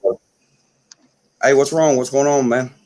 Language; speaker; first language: English; native; English